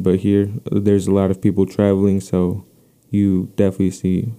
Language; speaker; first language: English; non-native, fluent; Spanish